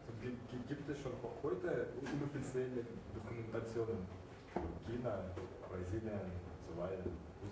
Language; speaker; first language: German; non-native, fluent; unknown